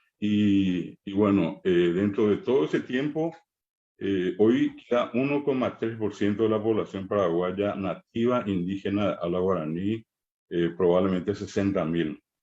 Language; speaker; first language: Spanish; non-native, local second language; Guarani